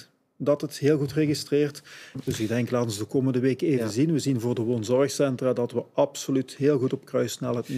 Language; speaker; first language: Dutch; native; Dutch